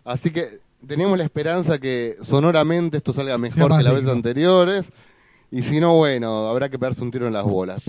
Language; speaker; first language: Spanish; native; Spanish